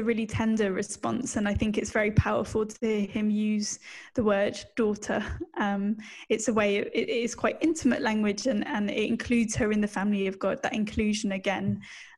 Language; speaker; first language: English; native; English